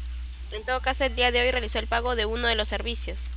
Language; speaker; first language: Spanish; native; Spanish